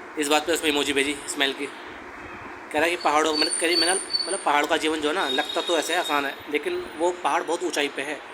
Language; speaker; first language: Hindi; native; Hindi